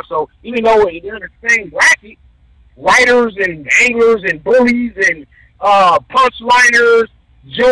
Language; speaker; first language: English; native; English